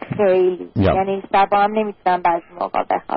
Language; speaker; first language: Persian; early bilingual, heritage; Persian